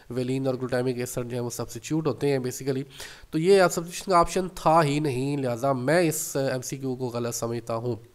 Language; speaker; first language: Urdu; non-native, local second language; Punjabi